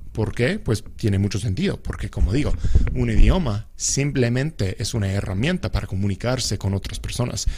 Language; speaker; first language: Spanish; non-native, fluent; English